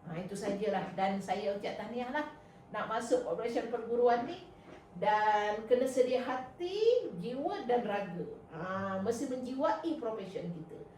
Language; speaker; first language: Malay; native; Malay